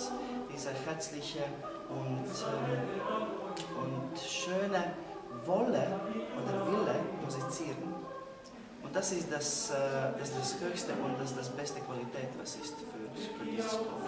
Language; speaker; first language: German; non-native, learner; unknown